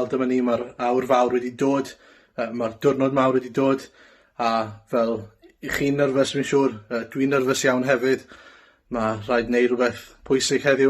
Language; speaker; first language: Welsh; native; Welsh